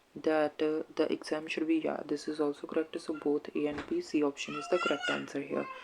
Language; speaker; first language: English; non-native, local second language; Punjabi